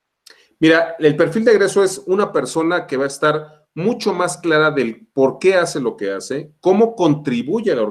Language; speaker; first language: Spanish; native; Spanish